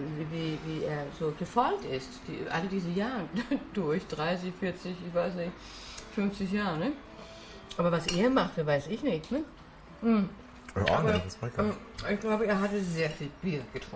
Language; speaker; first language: German; non-native, fluent; Danish